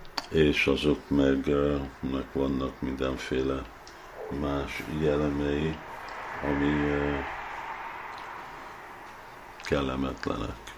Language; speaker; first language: Hungarian; early bilingual, heritage; Hungarian